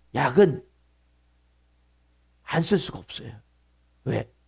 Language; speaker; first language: Korean; native; Korean